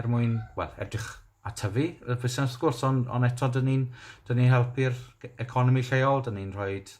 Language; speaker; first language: Welsh; native; Welsh